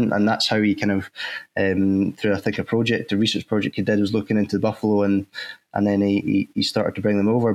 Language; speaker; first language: English; native; English